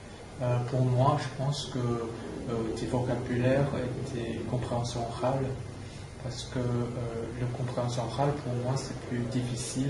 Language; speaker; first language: French; non-native, learner; Chinese